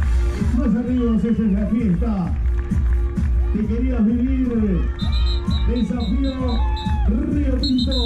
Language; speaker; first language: Spanish; native; Spanish